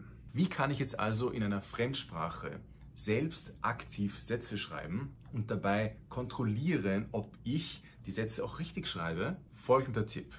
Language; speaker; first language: German; non-native, fluent; Spanish